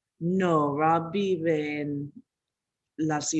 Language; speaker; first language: Spanish; non-native, learner; English